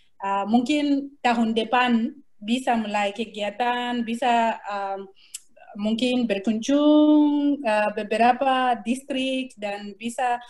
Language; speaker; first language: Indonesian; non-native, learner; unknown